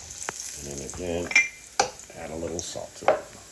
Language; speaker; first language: English; native; English